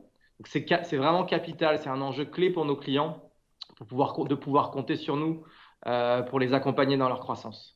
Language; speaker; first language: French; native; French